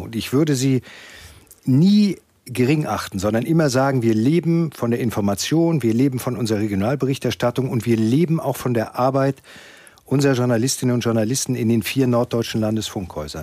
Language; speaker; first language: German; native; German